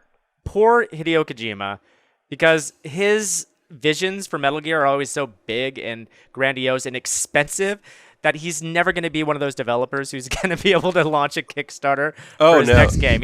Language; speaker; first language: English; native; English